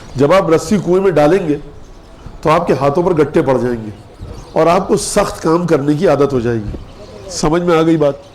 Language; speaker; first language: Urdu; native; Urdu